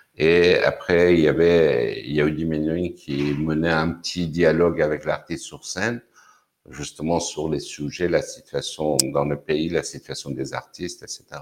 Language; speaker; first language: French; non-native, fluent; Persian